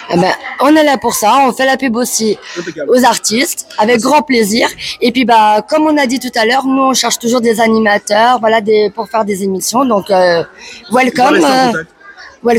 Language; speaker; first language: French; native; French